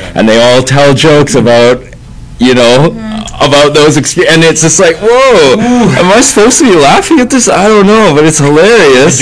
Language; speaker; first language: English; native; English